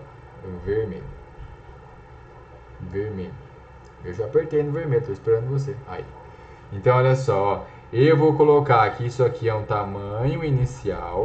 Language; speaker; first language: Portuguese; native; Portuguese